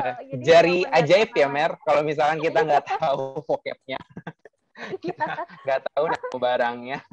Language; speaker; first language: Indonesian; native; Indonesian